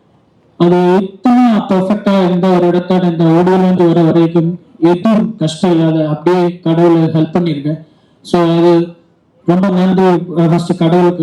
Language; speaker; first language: Tamil; non-native, learner; Malayalam